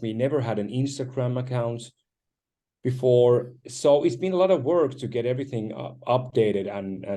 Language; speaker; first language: English; non-native, fluent; Finnish